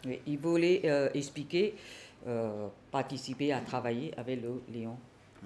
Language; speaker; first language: French; non-native, learner; Burmese